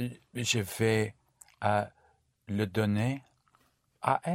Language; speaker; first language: French; non-native, learner; English